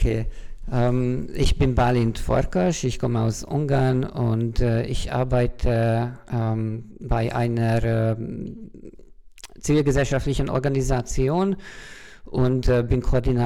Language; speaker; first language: German; non-native, fluent; Hungarian